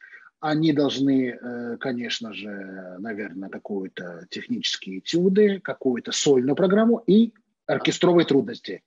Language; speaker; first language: Russian; native; Russian